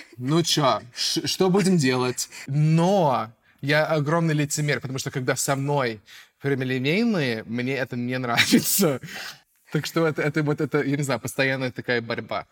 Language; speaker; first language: Russian; non-native, fluent; English